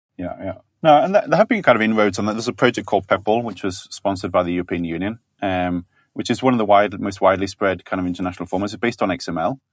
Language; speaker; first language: English; native; English